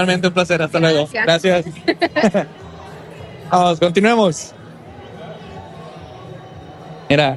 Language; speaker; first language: Spanish; early bilingual, heritage; Spanish